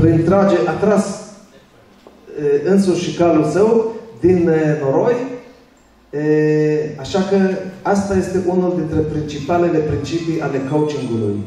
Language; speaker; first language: Romanian; early bilingual, other home language; Hebrew